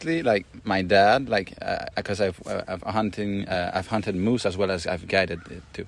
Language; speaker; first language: English; non-native, fluent; French